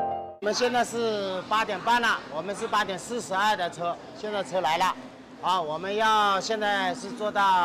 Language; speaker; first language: Chinese; native; Chinese